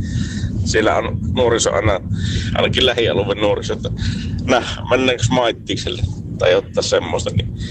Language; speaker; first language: Finnish; native; Finnish